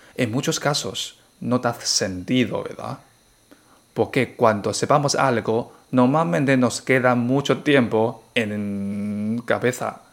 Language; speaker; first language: Spanish; non-native, fluent; Chinese